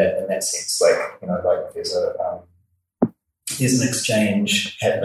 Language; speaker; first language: English; native; English